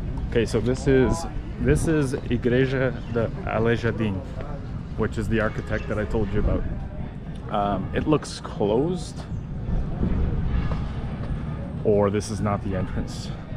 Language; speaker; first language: English; native; English